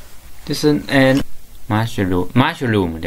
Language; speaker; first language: Chinese; native; Chinese